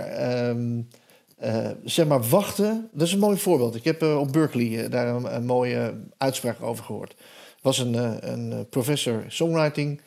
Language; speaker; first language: Dutch; native; Dutch